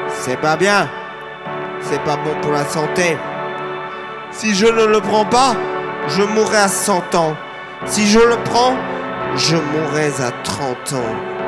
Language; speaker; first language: French; native; French